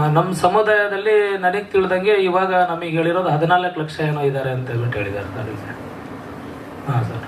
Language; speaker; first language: Kannada; non-native, local second language; Lambadi